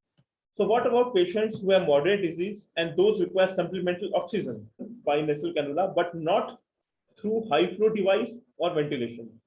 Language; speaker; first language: English; non-native, local second language; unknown